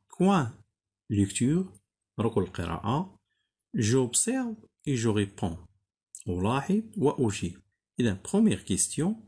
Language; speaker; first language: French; non-native, local second language; Arabic